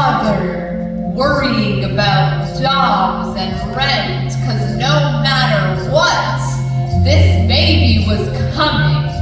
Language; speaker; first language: English; early bilingual, other home language; Punjabi